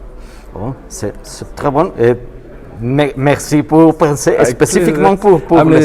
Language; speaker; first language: French; non-native, learner; Spanish